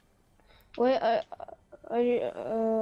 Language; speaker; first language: English; non-native, learner; Polish